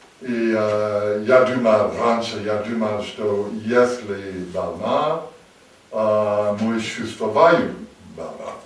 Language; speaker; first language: Russian; non-native, learner; English